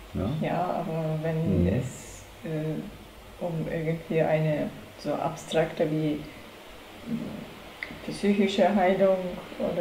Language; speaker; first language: German; non-native, learner; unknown